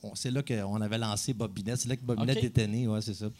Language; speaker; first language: French; native; French